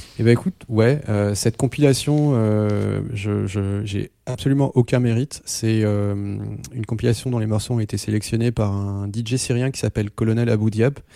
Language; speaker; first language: French; non-native, local second language; Arabic